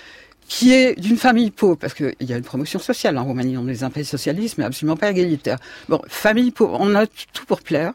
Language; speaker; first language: French; native; French